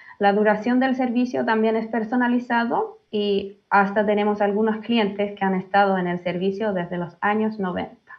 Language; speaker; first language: Spanish; early bilingual, heritage; Finnish